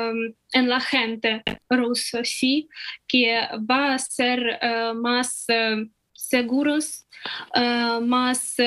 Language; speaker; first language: Spanish; non-native, fluent; Ukrainian